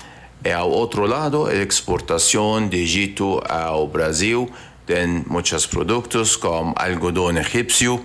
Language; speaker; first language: Portuguese; non-native, learner; Arabic